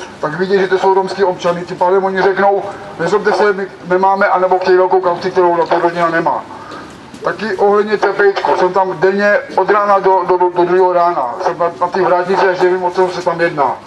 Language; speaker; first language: Czech; native; Czech